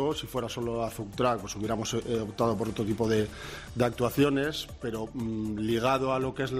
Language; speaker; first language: Spanish; native; Spanish